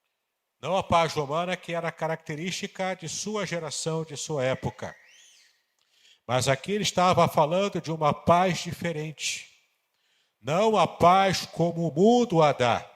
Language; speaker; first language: Portuguese; native; Portuguese